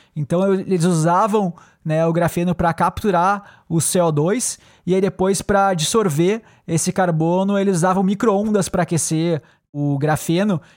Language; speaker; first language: Portuguese; native; Portuguese